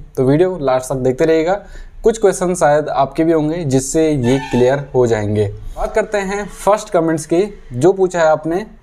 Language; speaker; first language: Hindi; native; Hindi